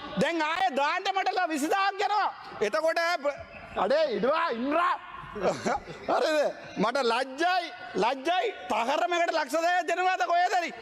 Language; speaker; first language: Sinhala; non-native, local second language; Tamil